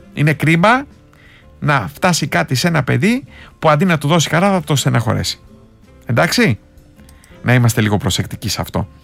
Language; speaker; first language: Greek; native; Greek